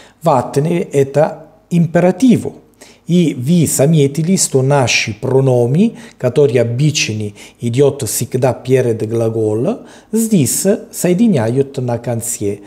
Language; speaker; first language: Russian; non-native, learner; Italian